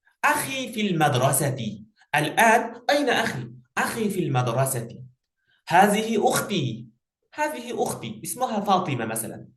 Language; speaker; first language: Arabic; non-native, fluent; Uzbek